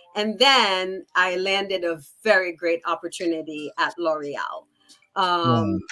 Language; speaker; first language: English; early bilingual, other home language; Haitian Creole